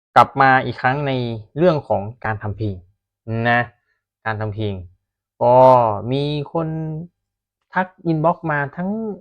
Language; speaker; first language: Thai; native; Thai